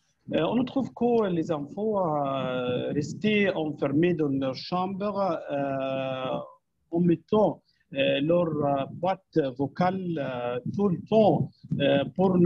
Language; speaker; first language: French; non-native, fluent; Arabic